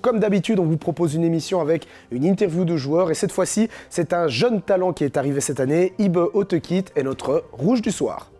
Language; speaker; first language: French; native; French